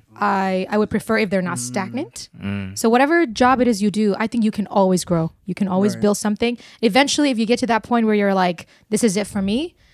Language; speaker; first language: English; early bilingual, other home language; Burmese